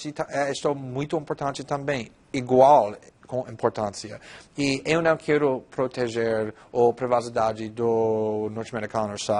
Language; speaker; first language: Portuguese; non-native, fluent; English